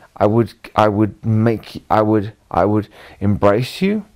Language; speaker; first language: English; native; English